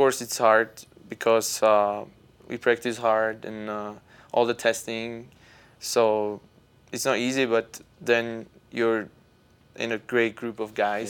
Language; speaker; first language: English; non-native, fluent; Czech